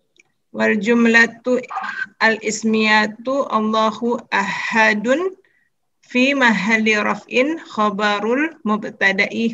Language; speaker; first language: Arabic; non-native, learner; Indonesian